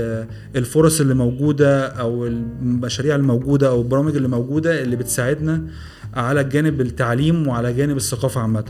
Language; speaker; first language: Arabic; native; Arabic